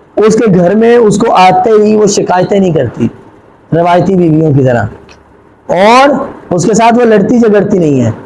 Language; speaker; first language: Urdu; non-native, local second language; Punjabi